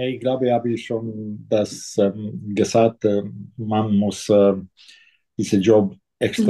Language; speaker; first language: German; non-native, fluent; Italian